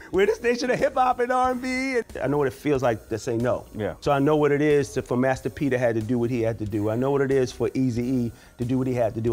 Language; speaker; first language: English; native; English